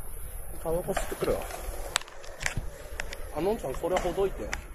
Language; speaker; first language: Japanese; native; Japanese